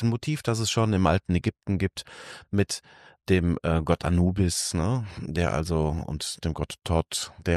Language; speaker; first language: German; native; German